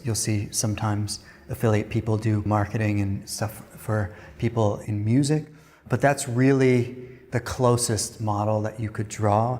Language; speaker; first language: English; native; English